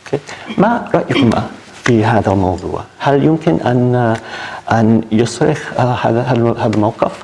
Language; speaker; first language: Arabic; non-native, learner; English